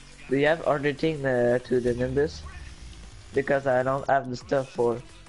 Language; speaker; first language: English; non-native, learner; French